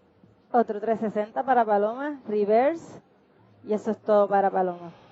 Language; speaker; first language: Spanish; native; Spanish